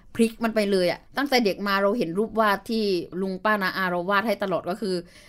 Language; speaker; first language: Thai; early bilingual, other home language; Burmese